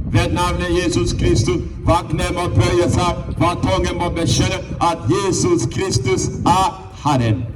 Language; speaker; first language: Norwegian; non-native, fluent; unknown